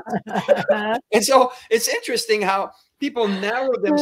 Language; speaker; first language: English; non-native, fluent; French